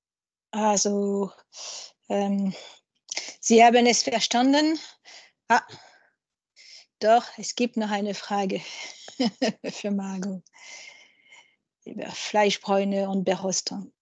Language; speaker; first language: German; non-native, fluent; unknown